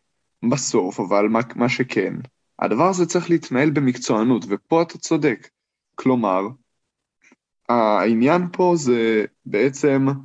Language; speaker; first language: Hebrew; native; Hebrew